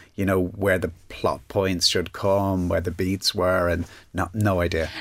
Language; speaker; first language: English; native; English